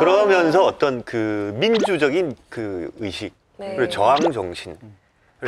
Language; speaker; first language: Korean; native; Korean